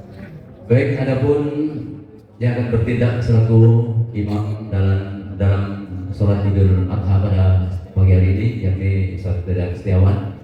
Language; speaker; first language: Indonesian; native; Indonesian